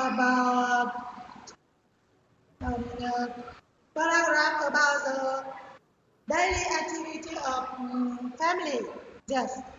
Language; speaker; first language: English; non-native, learner; Vietnamese